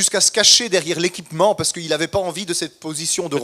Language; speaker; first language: French; native; French